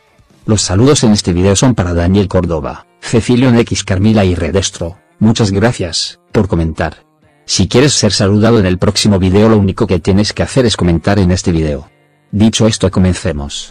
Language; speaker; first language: Spanish; native; Spanish